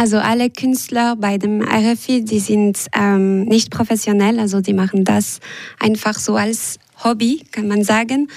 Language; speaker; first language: German; non-native, local second language; French